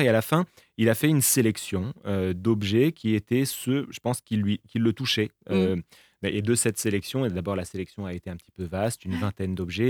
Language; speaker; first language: French; native; French